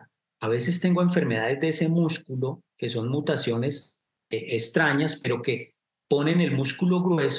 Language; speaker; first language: Spanish; native; Spanish